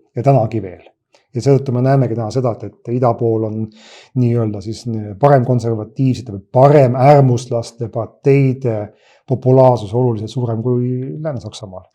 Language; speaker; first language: Estonian; native; Estonian